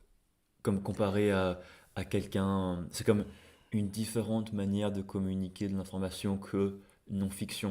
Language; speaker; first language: French; non-native, fluent; English